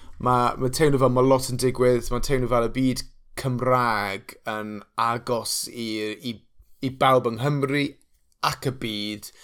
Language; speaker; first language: Welsh; non-native, local second language; English